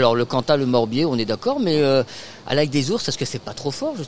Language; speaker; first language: French; native; French